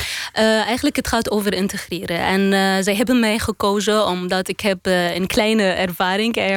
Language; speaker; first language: Dutch; non-native, learner; Arabic